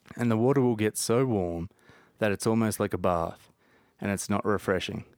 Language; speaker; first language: English; native; English